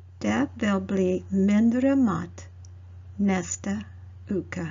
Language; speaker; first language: Norwegian; non-native, learner; English